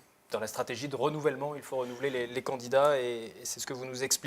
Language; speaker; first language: French; native; French